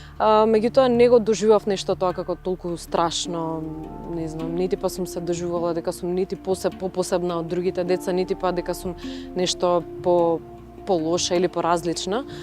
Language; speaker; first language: Macedonian; early bilingual, other home language; Russian